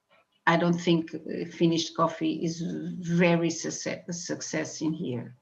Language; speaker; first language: English; non-native, fluent; Portuguese